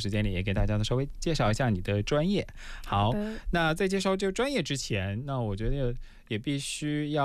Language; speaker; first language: Chinese; native; Chinese